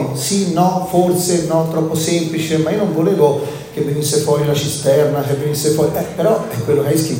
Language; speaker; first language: Italian; native; Italian